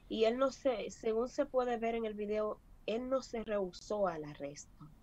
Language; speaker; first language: Spanish; native; Spanish